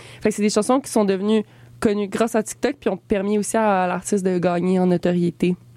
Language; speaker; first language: French; native; French